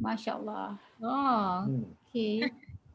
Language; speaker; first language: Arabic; non-native, learner; Malay